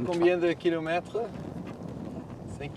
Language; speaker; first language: French; non-native, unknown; Dutch